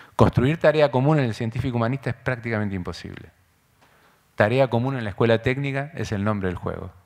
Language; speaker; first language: Spanish; native; Spanish